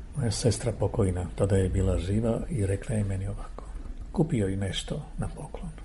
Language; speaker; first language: Serbian; non-native, fluent; Armenian